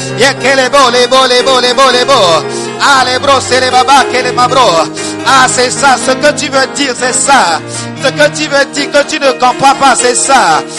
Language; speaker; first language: French; non-native, fluent; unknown